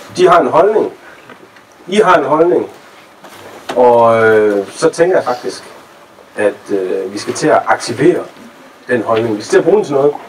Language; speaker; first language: Danish; native; Danish